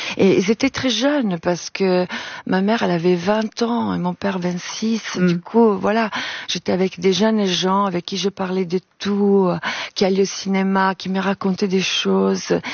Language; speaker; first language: French; non-native, fluent; Italian